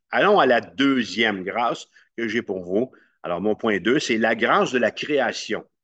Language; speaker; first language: French; native; French